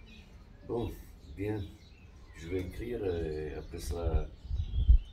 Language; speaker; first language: French; non-native, fluent; Romanian